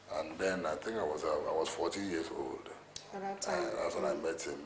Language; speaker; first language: English; non-native, local second language; Igbo